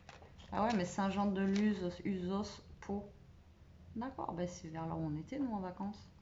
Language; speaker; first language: French; native; French